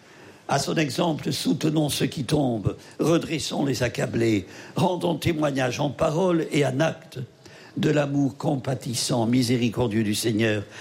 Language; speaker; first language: French; native; French